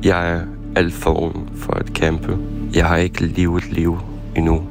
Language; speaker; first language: Danish; non-native, fluent; Ukrainian